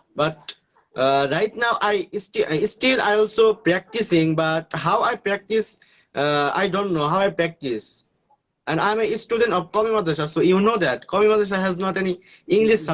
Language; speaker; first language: English; non-native, learner; Bangla